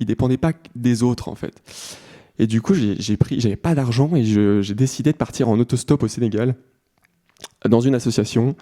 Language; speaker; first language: French; native; French